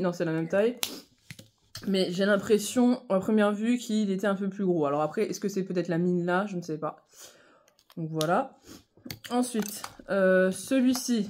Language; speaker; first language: French; native; French